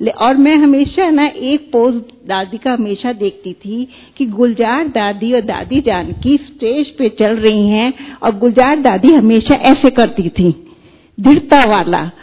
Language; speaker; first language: Hindi; non-native, local second language; Gujarati